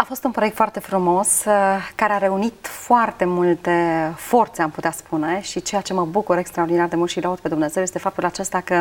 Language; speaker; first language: Romanian; native; Romanian